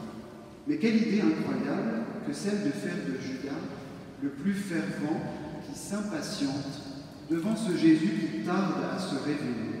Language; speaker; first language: French; native; French